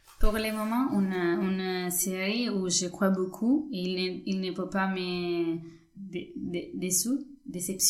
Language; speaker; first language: French; non-native, fluent; Spanish